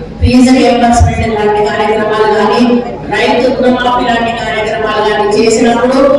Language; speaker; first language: Telugu; native; Telugu